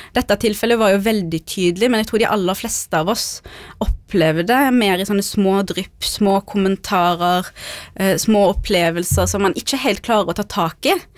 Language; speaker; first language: Norwegian; early bilingual, other home language; Arabic